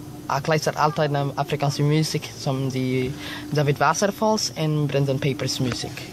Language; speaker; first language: Dutch; non-native, learner; Filipino